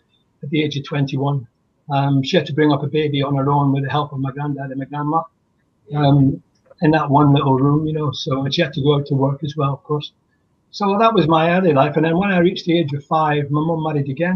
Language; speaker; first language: English; native; English